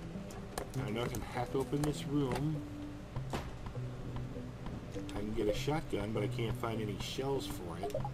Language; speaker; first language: English; native; English